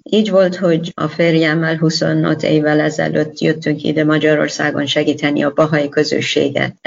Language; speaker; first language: Hungarian; non-native, learner; Persian